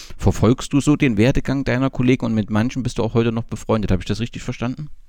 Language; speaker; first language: German; native; German